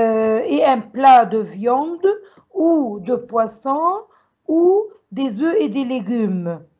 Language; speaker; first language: French; non-native, learner; Arabic